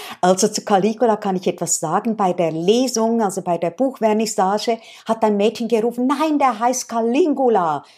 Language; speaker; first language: German; native; German